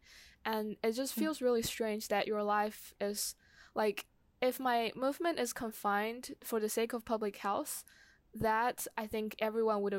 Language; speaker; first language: English; non-native, fluent; Chinese